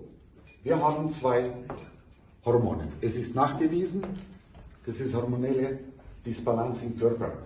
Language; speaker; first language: German; non-native, fluent; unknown